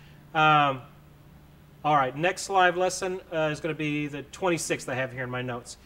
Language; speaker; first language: English; native; English